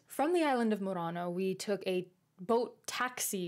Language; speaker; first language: English; native; English